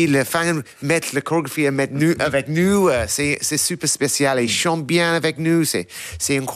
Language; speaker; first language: French; non-native, learner; English